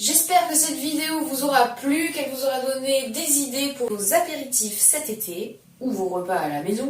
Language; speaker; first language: French; native; French